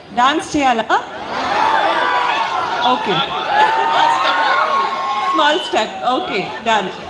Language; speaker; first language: Telugu; non-native, local second language; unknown